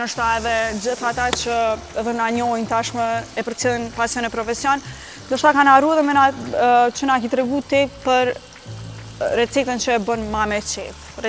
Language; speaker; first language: Albanian; native; Albanian